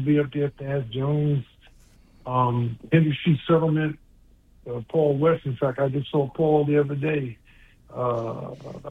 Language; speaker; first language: English; native; English